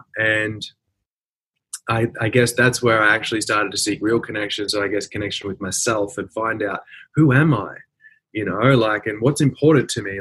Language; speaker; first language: English; native; English